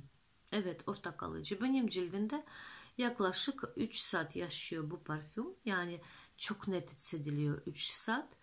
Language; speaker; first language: Turkish; non-native, fluent; Russian